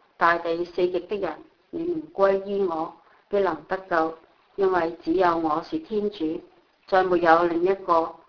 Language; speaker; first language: Chinese; non-native, local second language; Cantonese